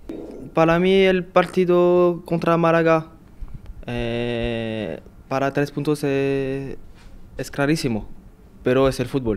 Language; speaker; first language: Spanish; non-native, learner; French